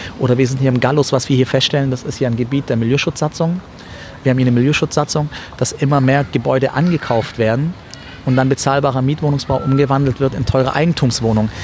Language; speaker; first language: German; early bilingual, other home language; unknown